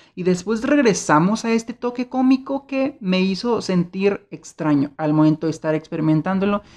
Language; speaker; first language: Spanish; native; Spanish